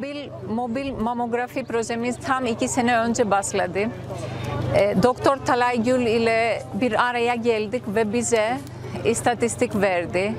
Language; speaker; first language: Turkish; non-native, fluent; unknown